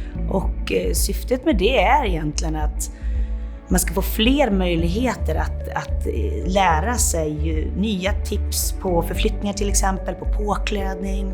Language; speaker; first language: Swedish; native; Swedish